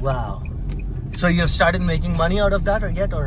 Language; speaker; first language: English; non-native, learner; Hindi